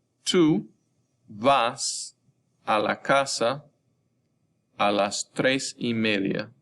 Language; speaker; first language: Spanish; non-native, fluent; English